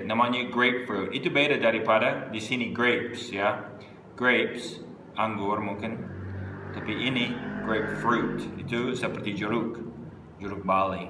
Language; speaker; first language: Indonesian; non-native, fluent; English